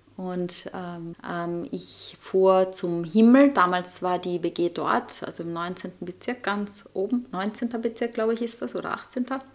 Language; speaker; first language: German; non-native, fluent; Italian